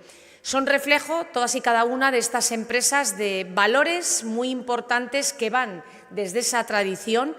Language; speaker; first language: Spanish; native; Spanish